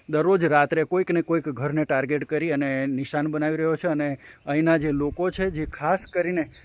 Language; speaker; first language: Gujarati; native; Gujarati